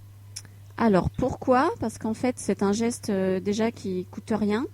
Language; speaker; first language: French; native; French